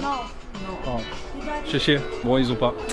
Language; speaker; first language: French; native; French